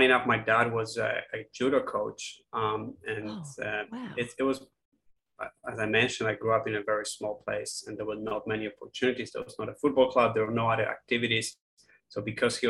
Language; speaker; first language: English; non-native, fluent; Polish